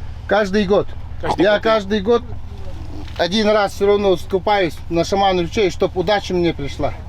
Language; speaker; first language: Russian; non-native, local second language; Yakut